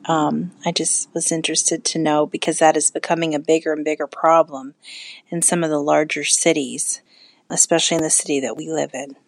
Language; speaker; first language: English; native; English